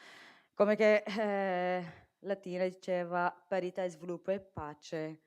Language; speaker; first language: Italian; non-native, fluent; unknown